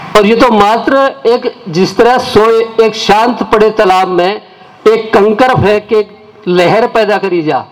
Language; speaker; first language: Hindi; native; Hindi